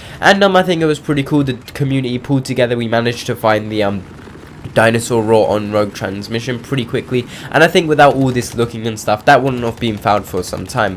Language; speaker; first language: English; native; English